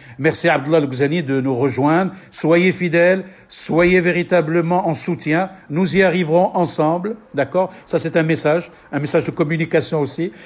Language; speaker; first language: French; non-native, local second language; Arabic